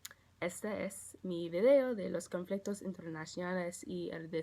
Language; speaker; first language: Spanish; non-native, learner; English